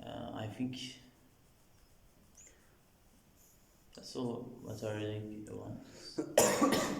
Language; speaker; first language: English; non-native, learner; Turkish